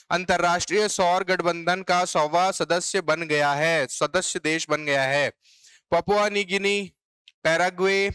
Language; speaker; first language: Hindi; native; Hindi